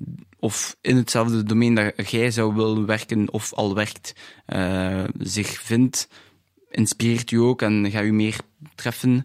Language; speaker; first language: Dutch; non-native, local second language; French